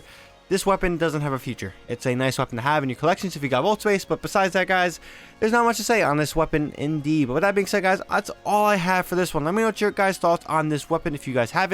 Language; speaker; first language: English; native; English